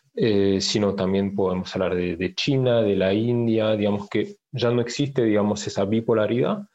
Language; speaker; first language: Spanish; early bilingual, heritage; French